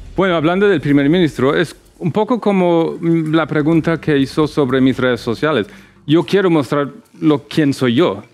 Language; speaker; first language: Spanish; non-native, fluent; English